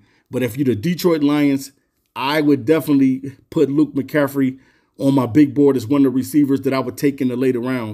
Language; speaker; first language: English; native; English